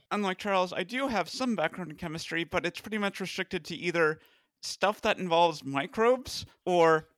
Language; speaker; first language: English; native; English